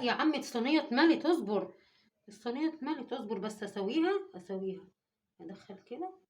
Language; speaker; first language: Arabic; native; Arabic